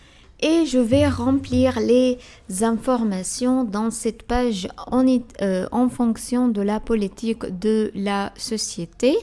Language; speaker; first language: French; non-native, fluent; Arabic